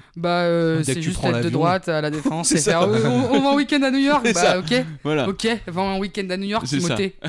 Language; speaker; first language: French; native; French